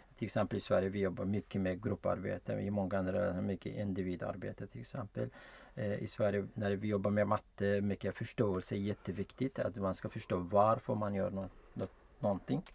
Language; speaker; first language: Swedish; non-native, fluent; Arabic